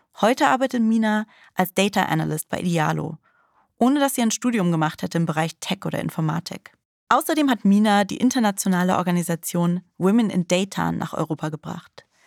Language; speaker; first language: German; native; German